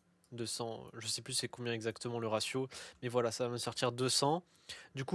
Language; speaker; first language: French; native; French